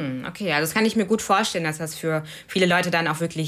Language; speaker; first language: German; native; German